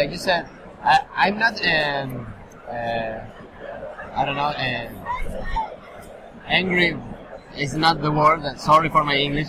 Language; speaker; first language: English; non-native, learner; Spanish